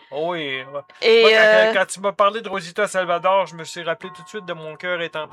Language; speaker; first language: French; native; French